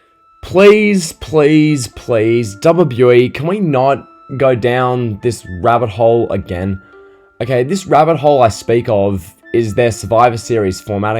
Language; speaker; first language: English; native; English